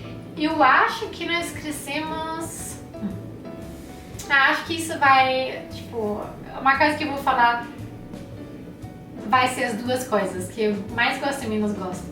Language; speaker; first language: Portuguese; non-native, fluent; German